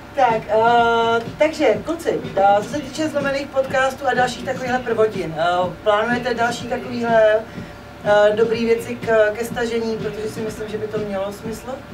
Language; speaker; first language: Czech; native; Czech